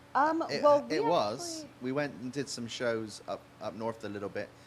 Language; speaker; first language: English; native; English